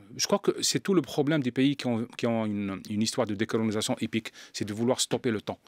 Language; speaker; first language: French; non-native, local second language; Arabic